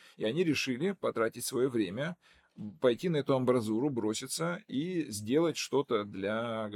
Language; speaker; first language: Russian; non-native, local second language; Udmurt